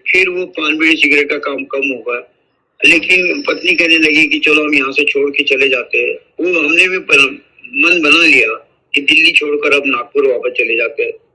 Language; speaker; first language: Hindi; non-native, local second language; Marathi